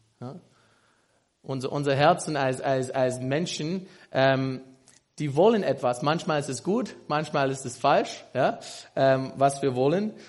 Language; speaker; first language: German; non-native, fluent; English